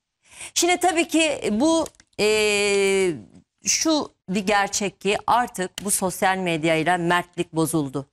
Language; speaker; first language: Turkish; native; Turkish